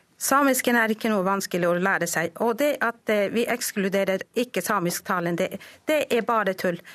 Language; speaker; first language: Norwegian; non-native, local second language; Northern Sami